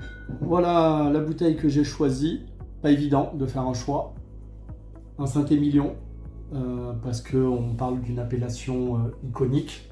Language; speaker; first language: French; native; French